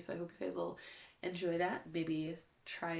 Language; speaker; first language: English; native; English